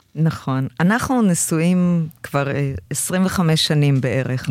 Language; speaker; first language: Hebrew; early bilingual, other home language; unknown